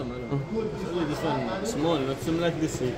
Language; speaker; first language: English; non-native, learner; Arabic